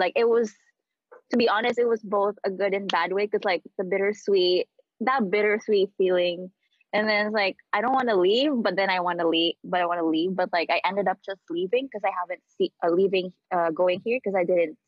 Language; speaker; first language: English; non-native, local second language; Filipino